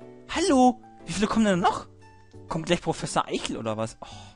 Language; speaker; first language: German; native; German